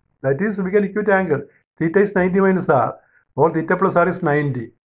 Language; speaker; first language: English; non-native, local second language; Malayalam